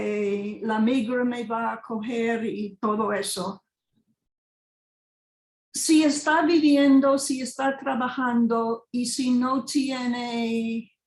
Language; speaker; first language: Spanish; non-native, fluent; English